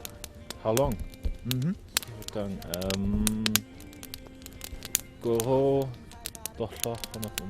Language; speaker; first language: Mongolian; non-native, learner; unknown